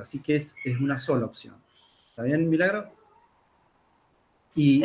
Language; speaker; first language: Spanish; native; Spanish